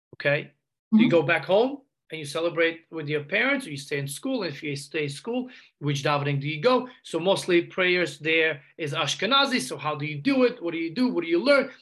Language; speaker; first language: English; non-native, fluent; Uzbek